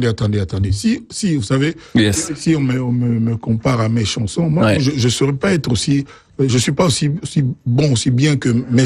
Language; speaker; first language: French; non-native, local second language; Lingala